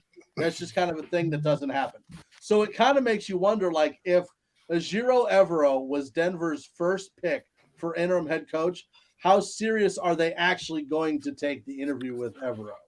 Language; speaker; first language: English; native; English